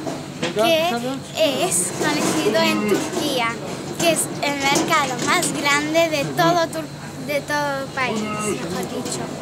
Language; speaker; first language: Spanish; non-native, learner; English